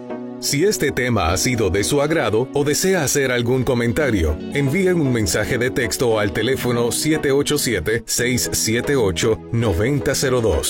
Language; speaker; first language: Spanish; native; Spanish